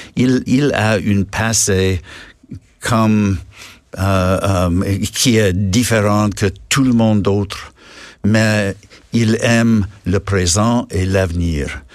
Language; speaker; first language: French; non-native, learner; English